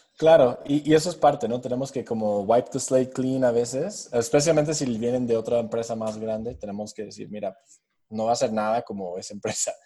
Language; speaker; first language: Spanish; non-native, fluent; English